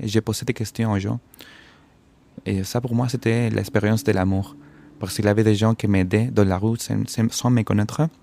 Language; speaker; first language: French; non-native, fluent; Spanish